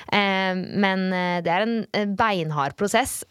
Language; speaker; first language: Norwegian; native; Norwegian